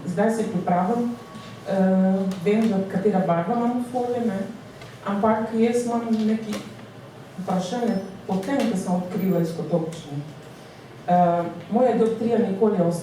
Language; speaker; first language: Slovenian; non-native, learner; Portuguese